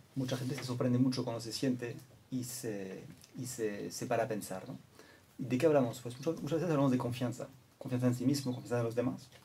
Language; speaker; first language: Spanish; non-native, fluent; French